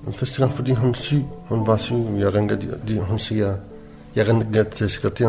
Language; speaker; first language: Danish; non-native, learner; Arabic